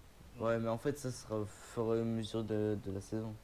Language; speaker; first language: French; native; French